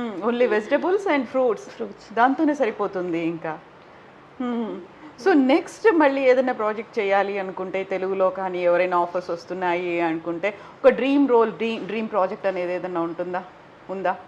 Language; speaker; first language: Telugu; native; Telugu